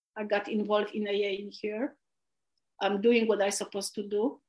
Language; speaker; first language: English; non-native, fluent; Polish